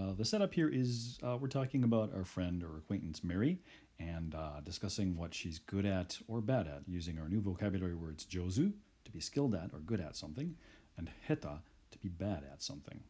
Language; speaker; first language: English; native; English